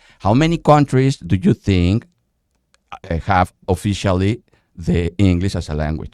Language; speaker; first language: English; non-native, fluent; Spanish